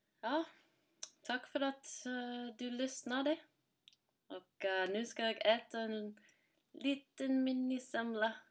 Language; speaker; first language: Swedish; non-native, learner; English